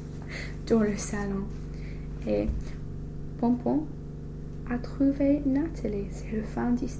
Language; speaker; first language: French; non-native, learner; English